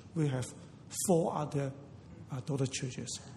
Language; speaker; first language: English; non-native, local second language; Cantonese